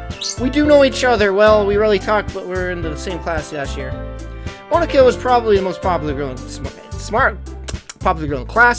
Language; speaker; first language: English; native; English